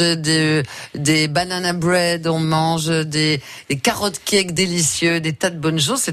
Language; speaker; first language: French; native; French